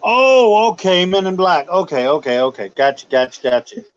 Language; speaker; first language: English; native; English